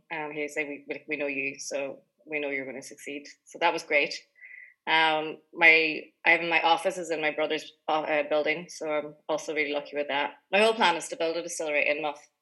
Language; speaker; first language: English; native; English